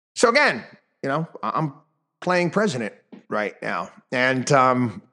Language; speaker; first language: English; native; English